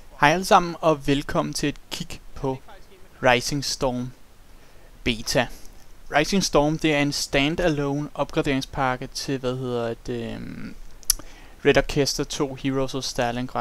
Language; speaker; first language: Danish; native; Danish